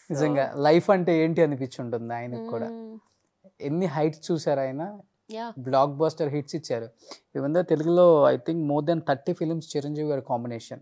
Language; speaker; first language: Telugu; native; Telugu